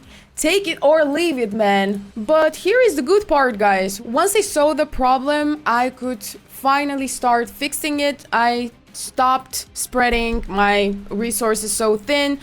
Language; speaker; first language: English; non-native, fluent; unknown